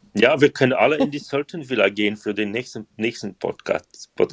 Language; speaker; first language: German; non-native, learner; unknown